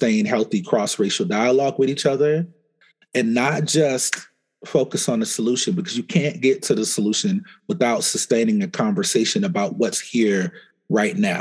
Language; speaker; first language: English; native; English